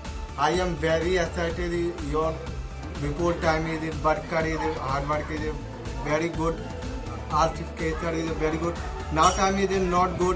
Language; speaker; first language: English; non-native, learner; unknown